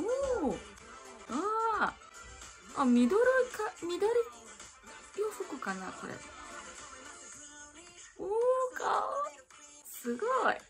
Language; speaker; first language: Japanese; non-native, learner; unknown